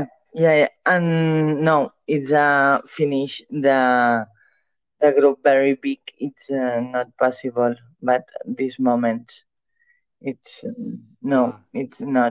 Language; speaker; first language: English; non-native, learner; Catalan